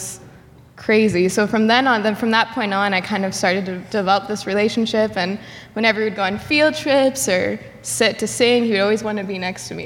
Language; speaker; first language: English; native; English